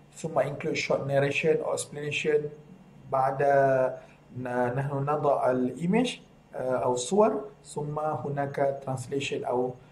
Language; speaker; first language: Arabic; non-native, fluent; Malay